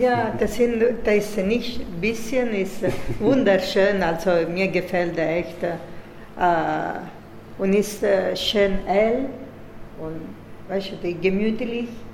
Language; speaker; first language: German; non-native, fluent; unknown